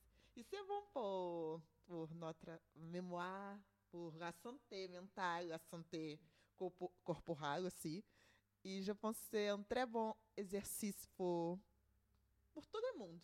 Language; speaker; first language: French; non-native, learner; Portuguese